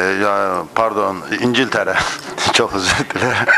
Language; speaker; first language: Turkish; non-native, fluent; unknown